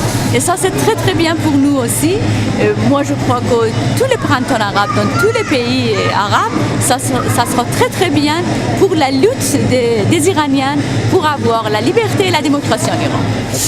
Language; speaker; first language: French; non-native, fluent; Persian